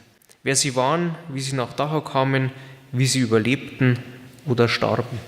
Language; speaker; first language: German; native; German